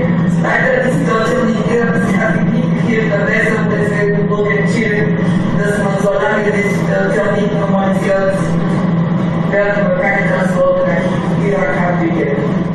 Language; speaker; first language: German; non-native, fluent; Bulgarian